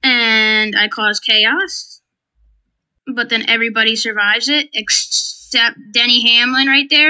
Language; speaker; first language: English; native; English